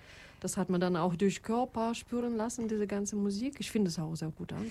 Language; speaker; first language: German; non-native, fluent; Russian